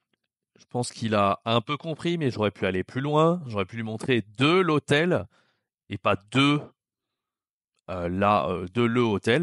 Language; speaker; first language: French; native; French